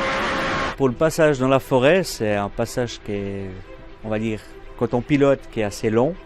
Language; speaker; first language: French; native; French